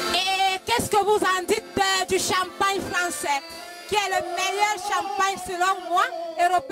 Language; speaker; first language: French; non-native, fluent; Italian